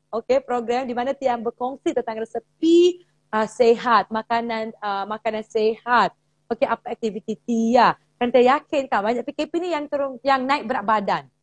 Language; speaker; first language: Malay; native; Malay